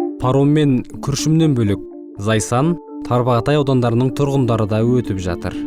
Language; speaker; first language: Kazakh; native; Kazakh